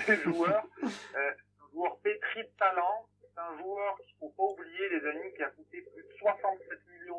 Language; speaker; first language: French; native; French